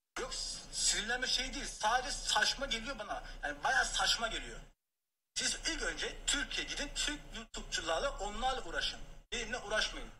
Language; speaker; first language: Turkish; early bilingual, heritage; Turkish